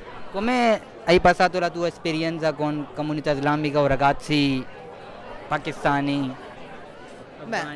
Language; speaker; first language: Italian; non-native, learner; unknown